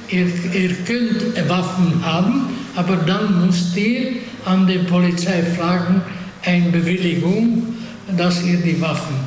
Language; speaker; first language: German; non-native, fluent; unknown